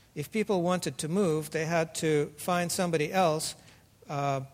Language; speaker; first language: English; early bilingual, other home language; Russian